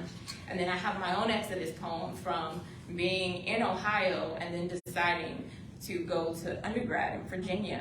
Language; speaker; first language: English; native; English